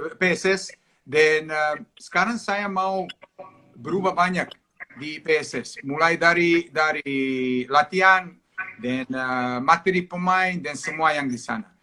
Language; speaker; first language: Indonesian; non-native, fluent; Serbian